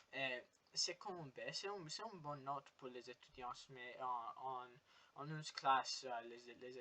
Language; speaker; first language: French; non-native, learner; English